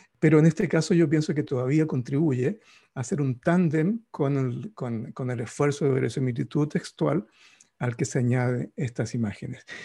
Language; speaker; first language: Spanish; native; Spanish